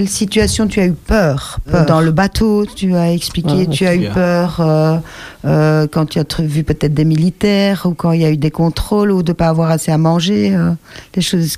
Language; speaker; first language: French; native; French